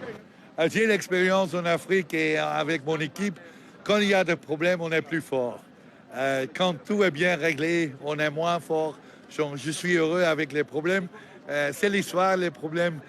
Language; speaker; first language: French; non-native, learner; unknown